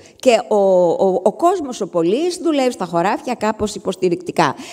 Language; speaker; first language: Greek; native; Greek